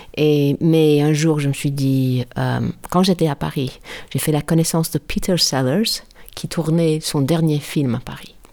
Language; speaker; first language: French; non-native, fluent; English